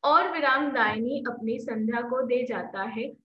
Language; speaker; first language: Hindi; non-native, local second language; Marathi